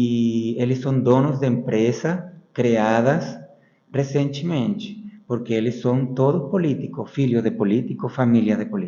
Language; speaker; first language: Portuguese; non-native, fluent; Spanish